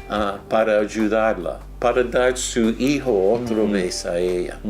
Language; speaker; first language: Spanish; non-native, fluent; English